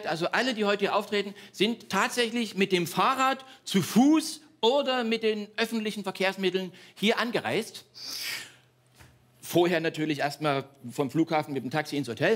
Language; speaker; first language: German; native; German